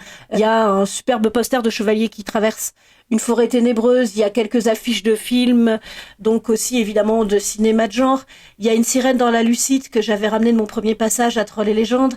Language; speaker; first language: French; native; French